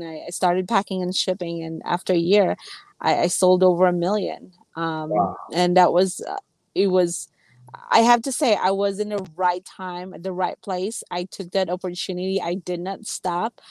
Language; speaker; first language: English; non-native, local second language; Cebuano